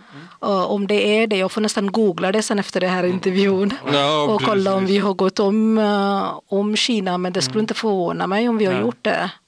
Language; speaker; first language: Swedish; non-native, fluent; English